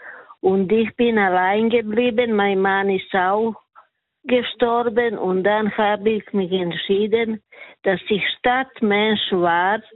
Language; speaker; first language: German; non-native, learner; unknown